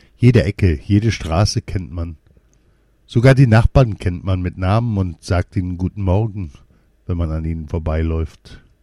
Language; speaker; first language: German; early bilingual, other home language; Polish